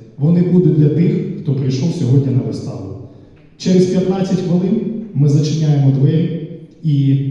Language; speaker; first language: Ukrainian; non-native, local second language; Russian